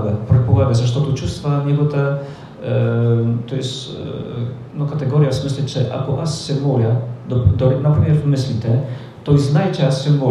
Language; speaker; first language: Bulgarian; non-native, fluent; Polish